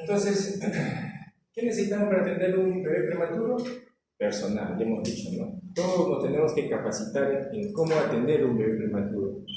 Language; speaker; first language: Spanish; native; Spanish